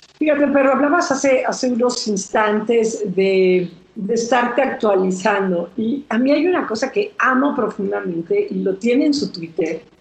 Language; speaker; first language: Spanish; native; Spanish